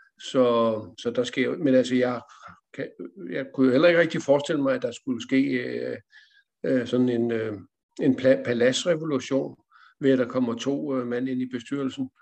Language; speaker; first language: Danish; native; Danish